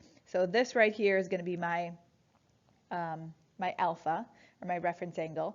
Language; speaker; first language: English; native; English